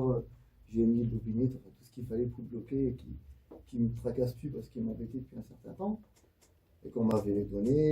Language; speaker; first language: French; native; French